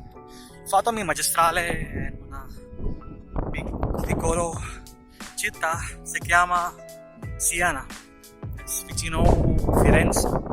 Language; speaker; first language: Italian; non-native, learner; Tamil